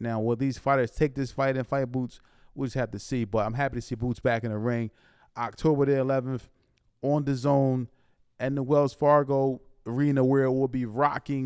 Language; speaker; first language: English; native; English